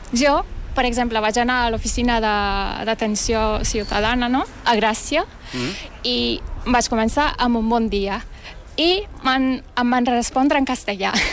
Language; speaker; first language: Catalan; non-native, fluent; Turkish